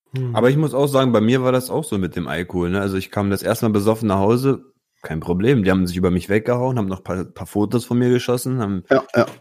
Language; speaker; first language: German; early bilingual, other home language; Italian